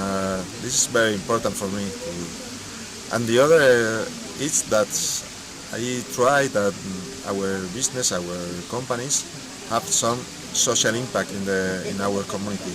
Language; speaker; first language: English; non-native, learner; Spanish